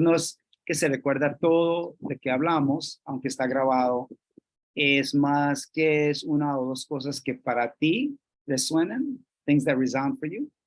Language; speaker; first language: Spanish; non-native, fluent; English